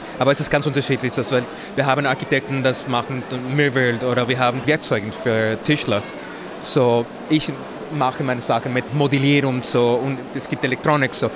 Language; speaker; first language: German; non-native, learner; Spanish